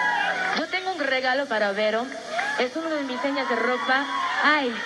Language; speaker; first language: Spanish; early bilingual, heritage; English